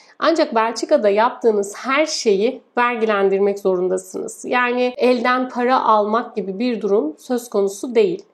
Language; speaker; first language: Turkish; native; Turkish